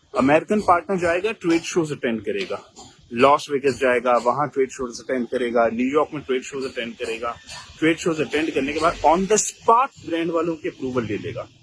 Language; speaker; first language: Urdu; native; Urdu